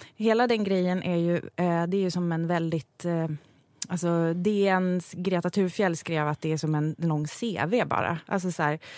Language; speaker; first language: Swedish; native; Swedish